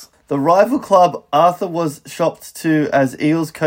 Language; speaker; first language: English; native; English